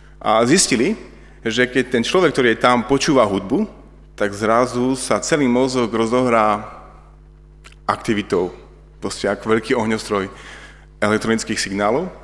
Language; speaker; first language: Slovak; native; Slovak